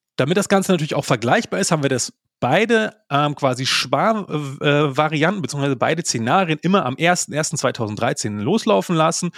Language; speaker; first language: German; native; German